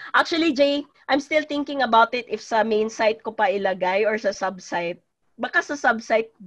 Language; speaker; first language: Filipino; non-native, local second language; Cebuano